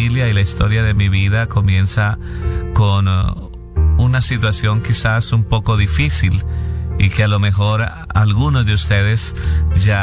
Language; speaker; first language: Spanish; native; Spanish